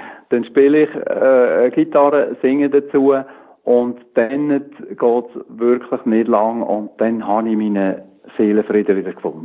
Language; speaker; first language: German; native; German